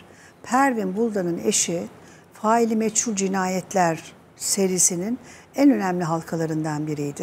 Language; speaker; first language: Turkish; native; Turkish